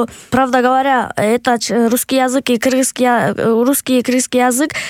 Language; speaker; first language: Russian; non-native, local second language; Kyrgyz